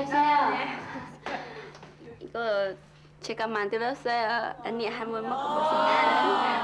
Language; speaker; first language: Korean; non-native, learner; Vietnamese